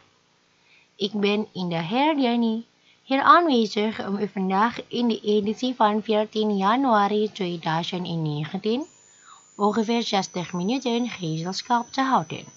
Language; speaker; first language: Dutch; non-native, fluent; Indonesian